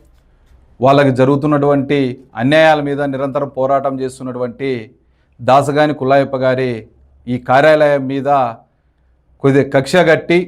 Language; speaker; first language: Telugu; native; Telugu